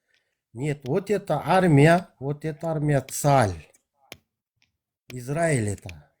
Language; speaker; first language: Russian; non-native, local second language; Kazakh